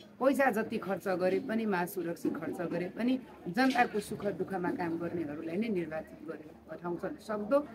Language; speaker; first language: Nepali; non-native, local second language; Maithili